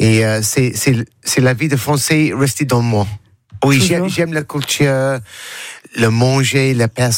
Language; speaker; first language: French; non-native, learner; English